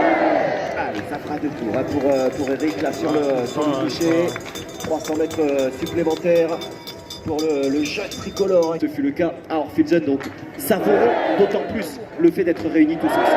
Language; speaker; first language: French; native; French